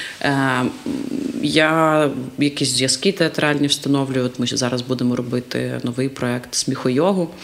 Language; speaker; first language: Ukrainian; non-native, local second language; Russian